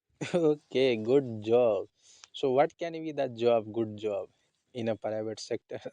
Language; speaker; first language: English; non-native, learner; Hindi